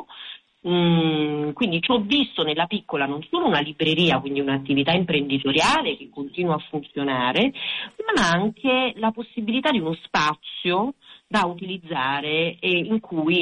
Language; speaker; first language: Italian; native; Italian